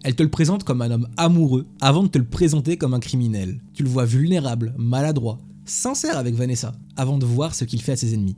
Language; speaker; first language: French; native; French